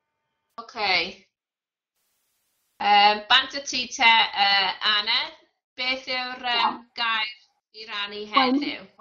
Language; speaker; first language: Welsh; non-native, fluent; English